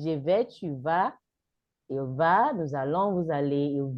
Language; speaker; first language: French; non-native, fluent; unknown